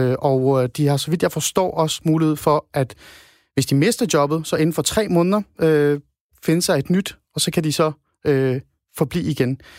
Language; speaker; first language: Danish; non-native, fluent; Persian